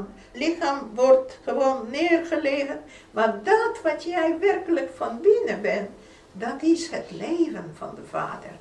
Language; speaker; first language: Dutch; non-native, fluent; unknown